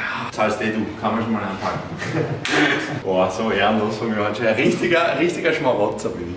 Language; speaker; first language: German; native; German